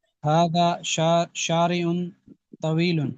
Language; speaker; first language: Arabic; non-native, learner; Urdu